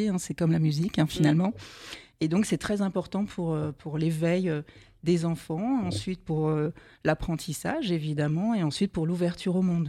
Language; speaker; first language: French; native; French